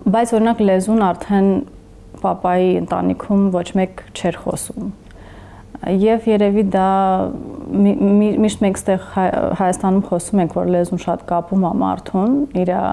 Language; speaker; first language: Armenian; early bilingual, heritage; English